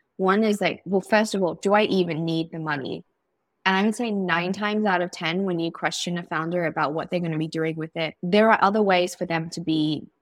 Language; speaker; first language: English; native; English